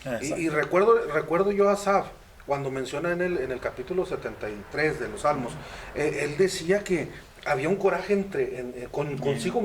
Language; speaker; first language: Spanish; native; Spanish